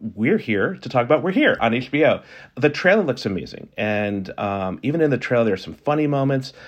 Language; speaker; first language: English; native; English